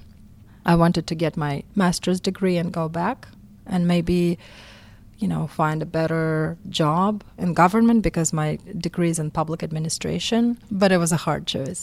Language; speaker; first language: English; non-native, fluent; Russian